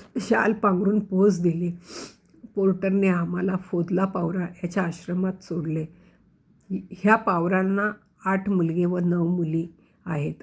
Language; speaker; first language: Marathi; non-native, local second language; Konkani